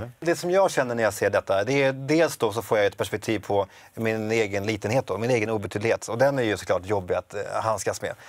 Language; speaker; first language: Swedish; native; Swedish